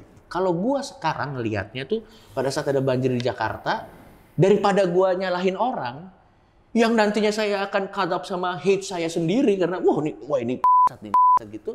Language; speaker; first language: Indonesian; native; Indonesian